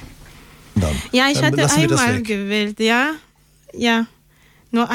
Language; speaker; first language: German; non-native, learner; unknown